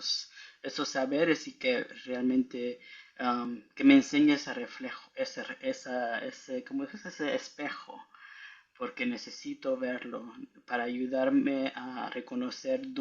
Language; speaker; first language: Spanish; early bilingual, heritage; Spanish